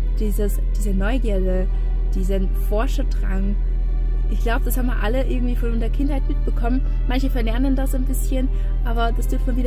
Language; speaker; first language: German; native; German